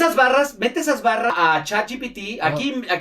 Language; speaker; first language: Spanish; native; Spanish